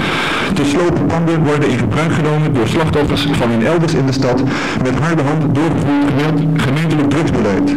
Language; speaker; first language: Dutch; native; Dutch